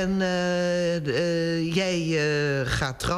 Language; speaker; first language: Dutch; native; Dutch